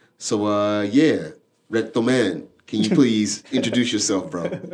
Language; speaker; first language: English; native; English